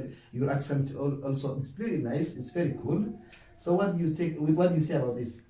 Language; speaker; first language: English; non-native, learner; Oromo